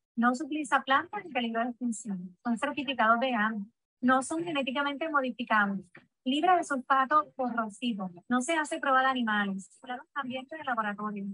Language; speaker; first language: Spanish; native; Spanish